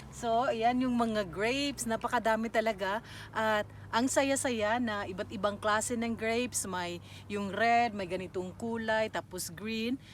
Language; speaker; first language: Filipino; native; Filipino